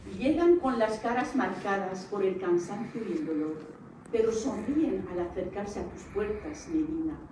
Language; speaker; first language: Spanish; non-native, fluent; Arabic